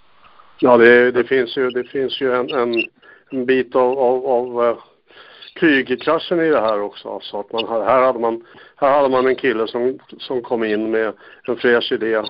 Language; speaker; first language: Swedish; native; Swedish